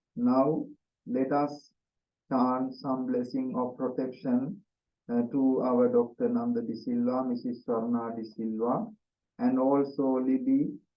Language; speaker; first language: English; non-native, local second language; Sinhala